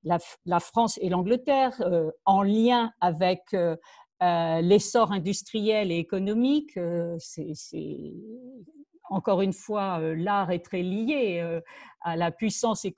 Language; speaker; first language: French; native; French